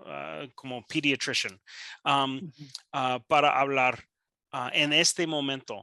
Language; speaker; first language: Spanish; non-native, learner; English